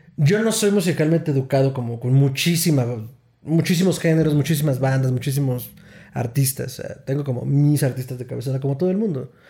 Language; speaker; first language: Spanish; native; Spanish